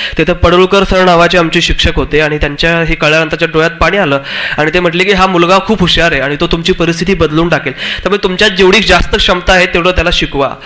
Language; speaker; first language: Marathi; non-native, local second language; Urdu